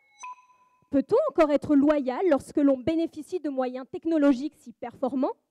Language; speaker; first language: French; native; French